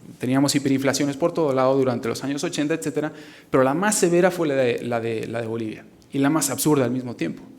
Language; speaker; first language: Spanish; native; Spanish